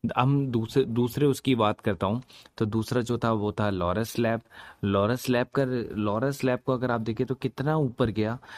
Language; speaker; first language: Hindi; native; Hindi